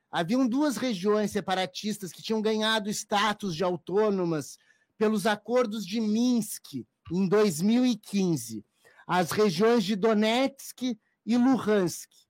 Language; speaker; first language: Portuguese; native; Portuguese